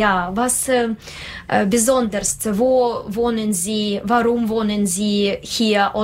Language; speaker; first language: German; non-native, learner; Russian